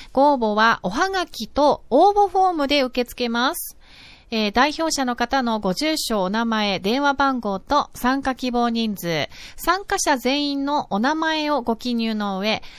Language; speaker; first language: Japanese; non-native, fluent; English